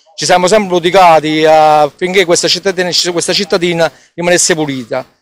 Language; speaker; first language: Italian; native; Italian